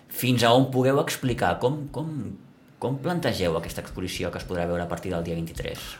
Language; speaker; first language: Catalan; native; Catalan